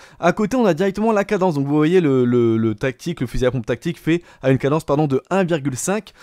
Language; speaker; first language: French; native; French